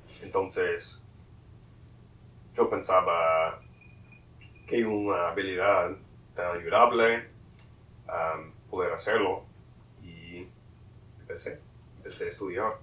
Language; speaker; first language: Spanish; non-native, learner; English